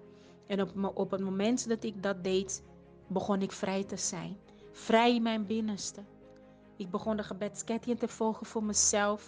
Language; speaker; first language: Dutch; non-native, fluent; Portuguese